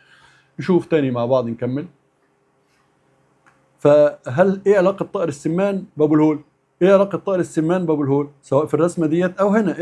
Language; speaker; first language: Arabic; native; Arabic